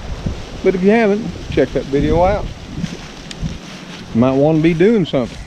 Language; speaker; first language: English; native; English